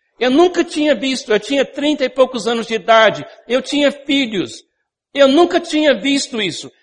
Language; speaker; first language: Portuguese; non-native, fluent; English